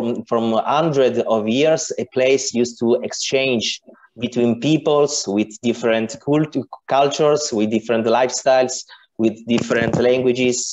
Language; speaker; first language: English; non-native, learner; Italian